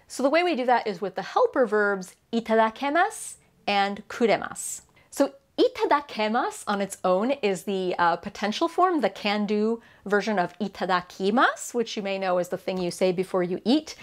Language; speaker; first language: English; native; English